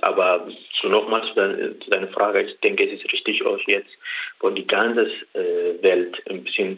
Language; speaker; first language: German; non-native, learner; Arabic